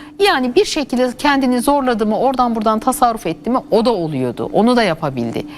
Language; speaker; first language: Turkish; native; Turkish